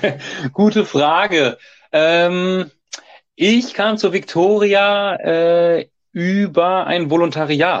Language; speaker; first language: German; native; German